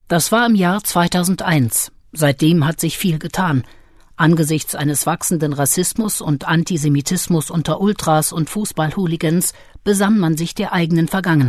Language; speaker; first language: German; native; German